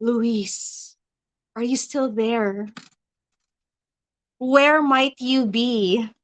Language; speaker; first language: English; non-native, local second language; Filipino